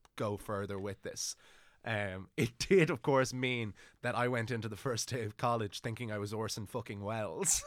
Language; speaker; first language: English; native; English